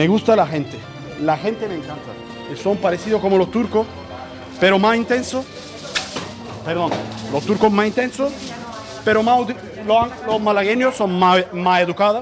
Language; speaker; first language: Spanish; non-native, learner; Turkish